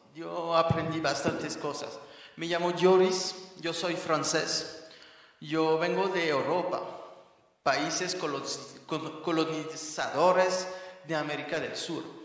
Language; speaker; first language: Spanish; non-native, fluent; French